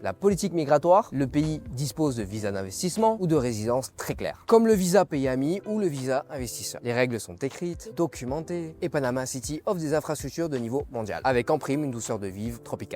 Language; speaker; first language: French; native; French